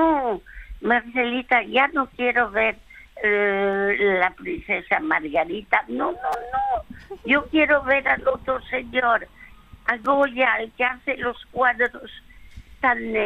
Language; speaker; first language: Spanish; early bilingual, other home language; French